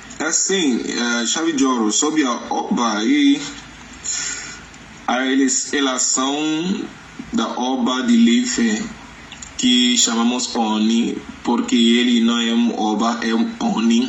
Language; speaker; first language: Portuguese; non-native, learner; Yoruba